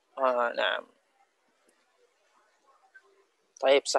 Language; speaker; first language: Arabic; non-native, fluent; Indonesian